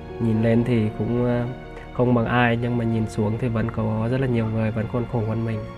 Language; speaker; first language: Vietnamese; non-native, local second language; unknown